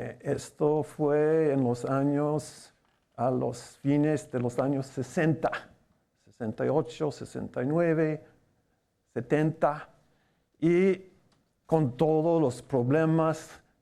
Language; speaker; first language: Spanish; non-native, fluent; English